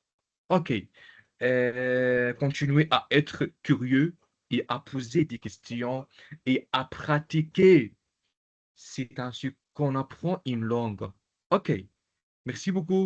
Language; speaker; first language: French; non-native, local second language; Arabic